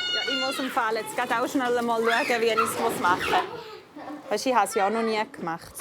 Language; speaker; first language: German; native; German